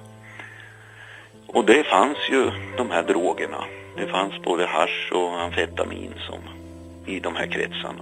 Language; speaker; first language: Swedish; native; Swedish